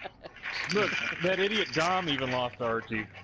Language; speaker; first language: English; native; English